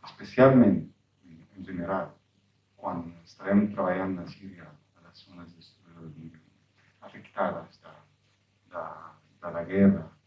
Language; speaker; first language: Catalan; non-native, fluent; Arabic